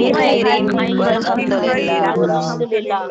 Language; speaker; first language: Arabic; non-native, learner; Tamil